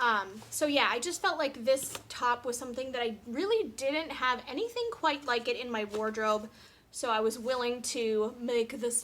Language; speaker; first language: English; native; English